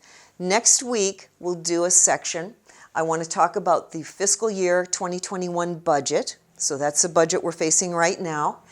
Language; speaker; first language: English; native; English